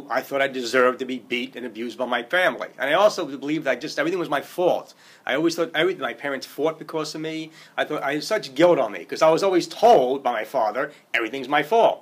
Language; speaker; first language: English; native; English